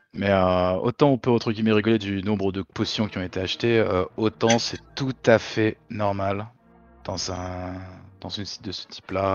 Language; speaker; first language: French; native; French